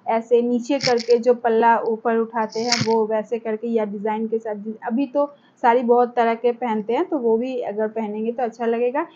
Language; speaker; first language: Hindi; non-native, local second language; Bangla